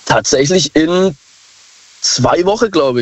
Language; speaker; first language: German; native; German